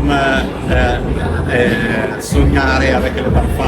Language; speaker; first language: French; non-native, learner; Italian